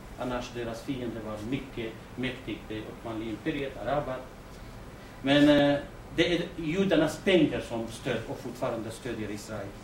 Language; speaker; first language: Swedish; non-native, fluent; Kurdish